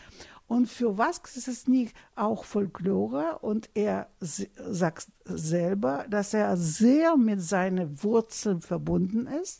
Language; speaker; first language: German; non-native, fluent; Russian